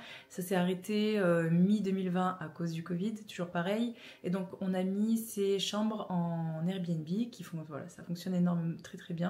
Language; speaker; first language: French; native; French